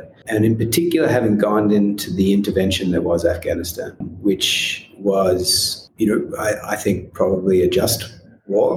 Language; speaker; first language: English; native; English